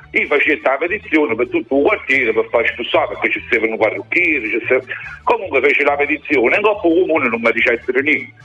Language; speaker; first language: Italian; native; Italian